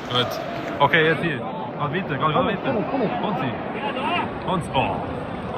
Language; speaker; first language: German; native; German